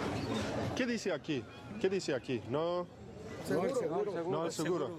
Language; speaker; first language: Spanish; early bilingual, heritage; English